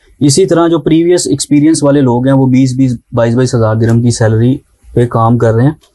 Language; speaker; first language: Urdu; non-native, local second language; Pahari-Potwari